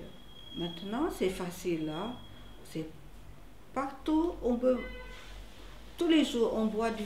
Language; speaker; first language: French; non-native, learner; Chinese